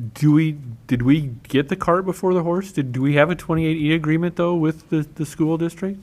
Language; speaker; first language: English; native; English